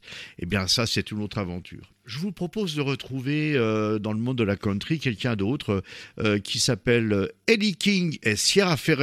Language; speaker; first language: French; native; French